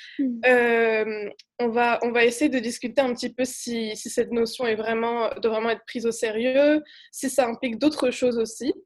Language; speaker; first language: French; non-native, local second language; Arabic